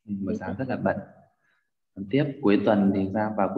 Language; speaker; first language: Vietnamese; native; Vietnamese